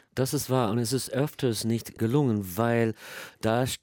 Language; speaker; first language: German; non-native, fluent; English